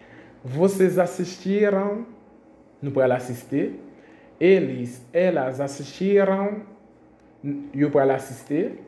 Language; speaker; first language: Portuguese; non-native, fluent; Haitian Creole